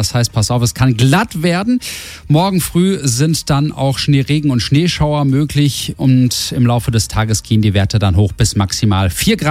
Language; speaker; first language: German; native; German